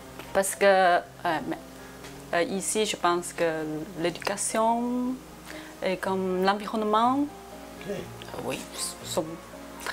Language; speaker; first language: French; non-native, learner; Chinese